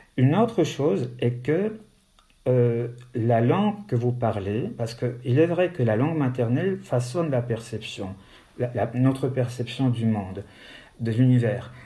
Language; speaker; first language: French; non-native, fluent; Polish